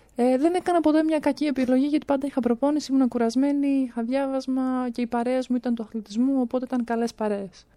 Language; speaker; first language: Greek; early bilingual, other home language; Romanian